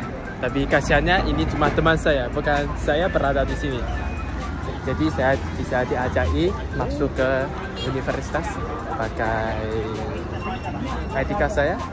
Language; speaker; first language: Indonesian; non-native, fluent; Chinese